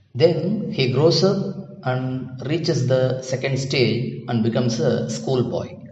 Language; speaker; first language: English; non-native, local second language; Tamil